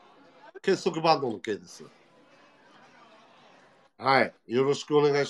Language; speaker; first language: Japanese; native; Japanese